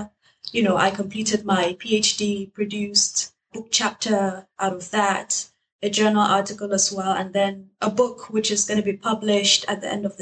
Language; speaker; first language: English; non-native, local second language; Hausa